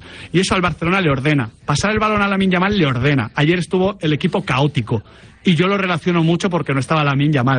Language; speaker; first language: Spanish; native; Spanish